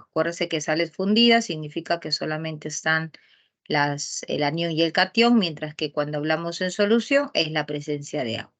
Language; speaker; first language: Spanish; native; Spanish